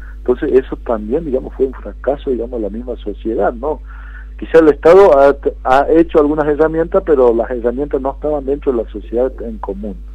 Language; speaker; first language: Spanish; non-native, local second language; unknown